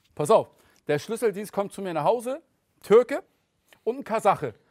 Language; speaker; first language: German; early bilingual, other home language; Turkish